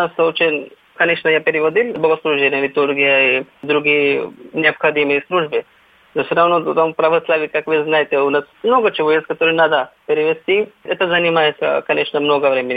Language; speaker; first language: Russian; non-native, fluent; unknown